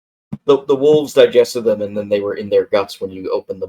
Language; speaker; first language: English; native; English